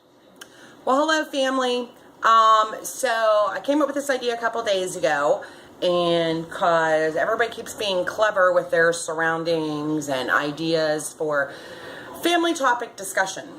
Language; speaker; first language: English; native; English